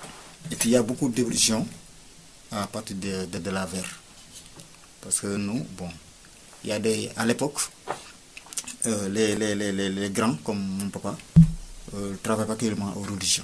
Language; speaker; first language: French; non-native, local second language; Wolof